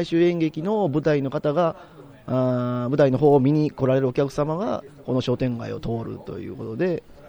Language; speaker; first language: Japanese; native; Japanese